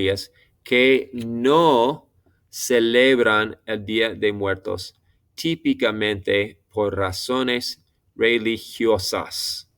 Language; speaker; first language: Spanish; non-native, fluent; English